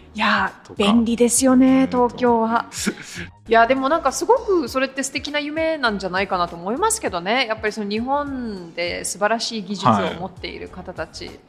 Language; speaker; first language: Japanese; non-native, fluent; English